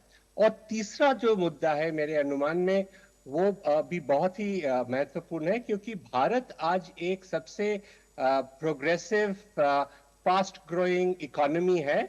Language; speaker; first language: Hindi; native; Hindi